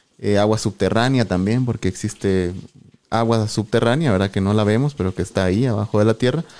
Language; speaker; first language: Spanish; native; Spanish